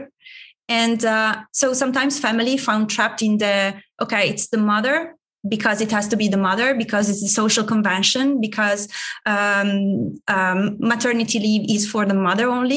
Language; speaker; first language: English; non-native, fluent; Italian